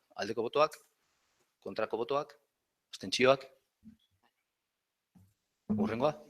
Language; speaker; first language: Basque; non-native, local second language; Spanish